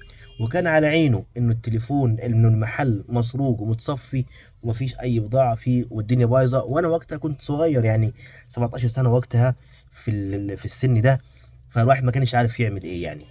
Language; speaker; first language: Arabic; native; Arabic